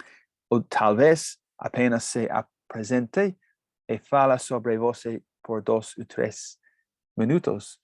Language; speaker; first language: Portuguese; non-native, learner; English